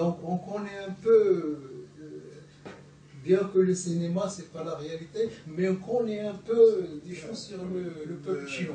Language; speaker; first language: French; non-native, local second language; Arabic